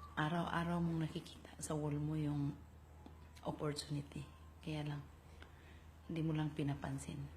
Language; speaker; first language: Filipino; non-native, local second language; Cebuano